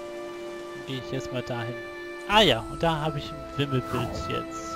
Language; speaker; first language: German; native; German